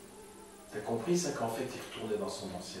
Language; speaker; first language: French; native; French